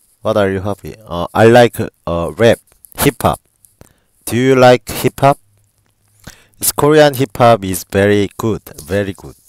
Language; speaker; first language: English; non-native, learner; Korean